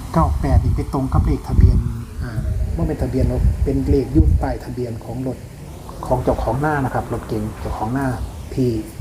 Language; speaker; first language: Thai; native; Thai